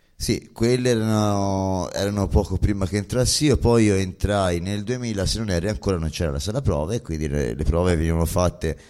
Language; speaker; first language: Italian; native; Italian